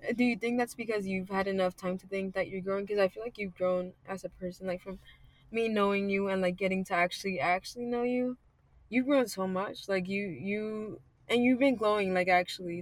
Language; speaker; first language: English; early bilingual, other home language; Spanish